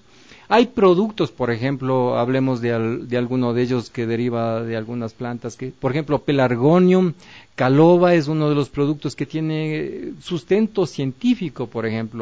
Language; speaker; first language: Spanish; native; Spanish